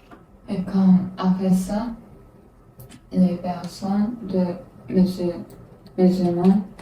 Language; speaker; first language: French; non-native, learner; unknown